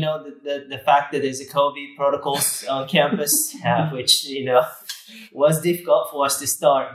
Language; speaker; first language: English; non-native, fluent; Japanese